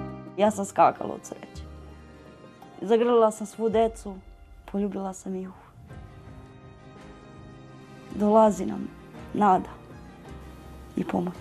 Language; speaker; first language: Bosnian; native; Bosnian